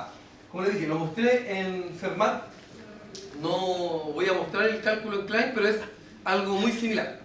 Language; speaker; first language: Spanish; native; Spanish